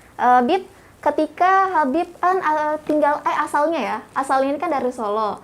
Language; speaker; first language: Indonesian; native; Indonesian